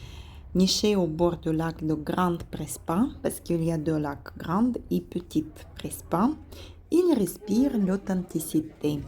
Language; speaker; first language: French; non-native, fluent; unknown